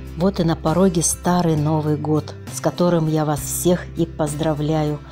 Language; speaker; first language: Russian; native; Russian